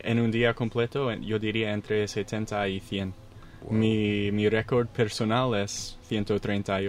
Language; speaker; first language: Spanish; non-native, fluent; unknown